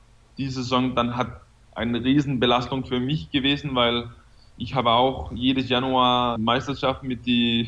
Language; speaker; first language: German; non-native, fluent; Danish